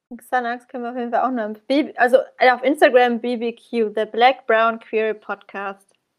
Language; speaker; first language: German; early bilingual, other home language; Persian